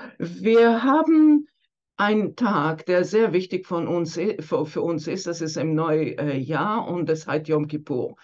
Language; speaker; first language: German; non-native, fluent; Hebrew